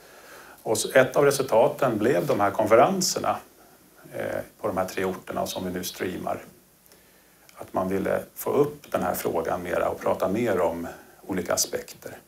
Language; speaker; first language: Swedish; native; Swedish